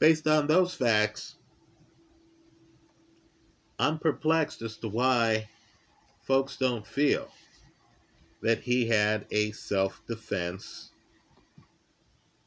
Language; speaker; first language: English; native; English